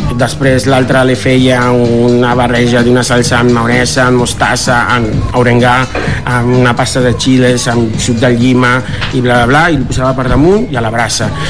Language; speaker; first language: Catalan; non-native, fluent; Spanish